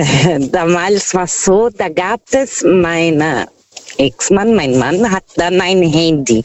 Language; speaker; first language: German; non-native, fluent; Portuguese